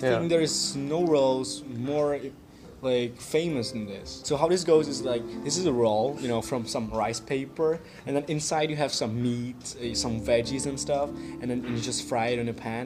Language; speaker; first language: English; non-native, fluent; Vietnamese